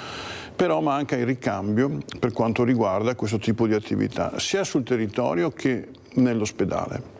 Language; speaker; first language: Italian; native; Italian